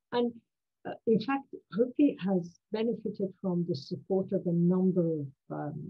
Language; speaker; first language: English; non-native, fluent; Persian